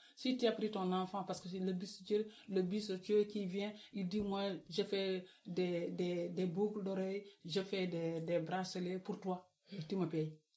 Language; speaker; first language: French; non-native, local second language; Wolof